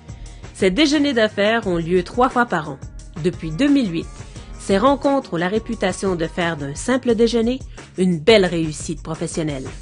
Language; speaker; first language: French; native; French